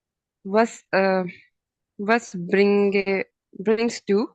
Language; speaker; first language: German; non-native, learner; Urdu